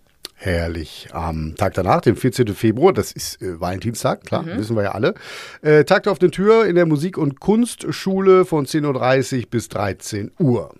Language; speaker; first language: German; native; German